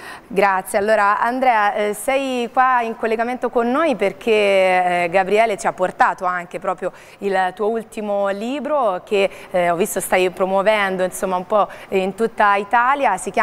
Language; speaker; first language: Italian; native; Italian